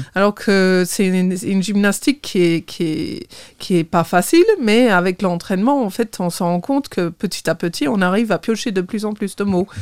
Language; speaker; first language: French; non-native, fluent; English